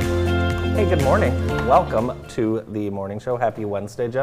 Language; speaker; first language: English; native; English